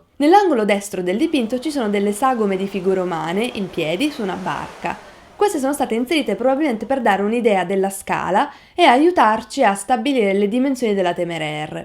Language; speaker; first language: Italian; native; Italian